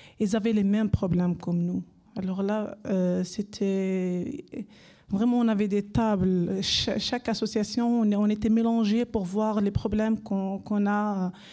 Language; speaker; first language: French; non-native, learner; Arabic